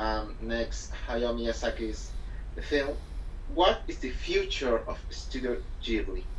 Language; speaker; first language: English; non-native, fluent; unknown